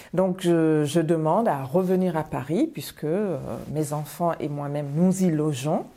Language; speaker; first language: French; non-native, local second language; Bambara